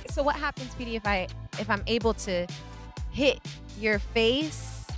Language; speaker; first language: English; native; English